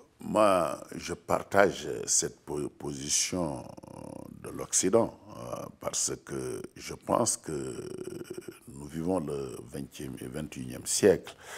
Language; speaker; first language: French; non-native, local second language; Wolof